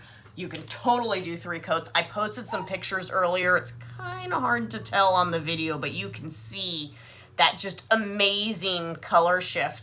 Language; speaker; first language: English; native; English